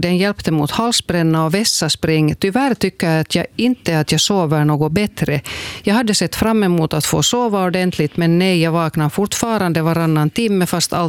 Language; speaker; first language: Swedish; native; Swedish